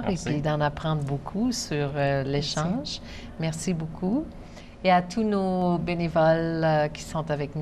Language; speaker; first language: French; native; French